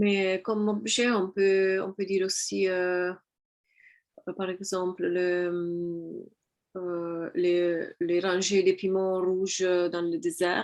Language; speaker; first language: French; non-native, fluent; Italian